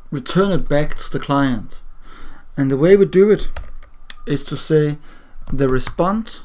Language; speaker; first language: English; non-native, learner; Danish